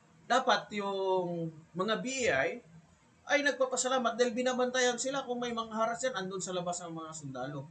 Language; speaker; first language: Filipino; native; Filipino